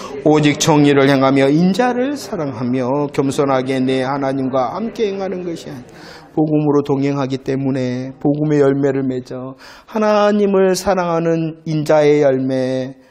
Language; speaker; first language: Korean; native; Korean